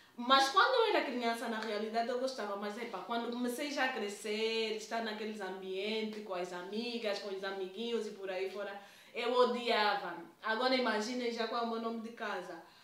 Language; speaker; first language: Portuguese; native; Portuguese